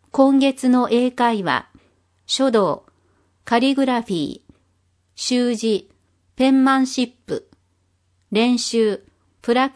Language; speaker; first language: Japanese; non-native, fluent; English